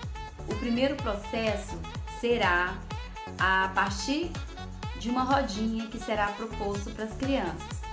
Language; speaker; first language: Portuguese; native; Portuguese